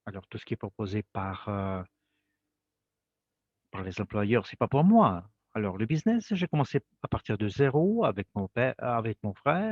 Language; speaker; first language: French; non-native, fluent; Russian